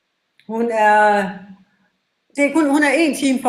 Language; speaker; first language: Danish; native; Danish